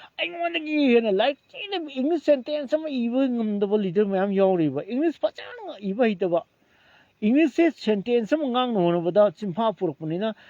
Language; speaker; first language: Manipuri; non-native, local second language; Thado Chin